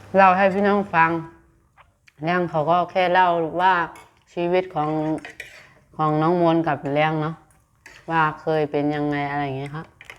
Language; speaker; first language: Thai; native; Thai